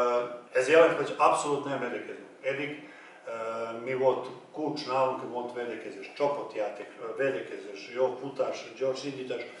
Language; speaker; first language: Hungarian; non-native, learner; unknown